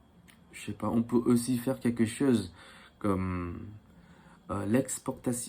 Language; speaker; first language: French; non-native, fluent; Korean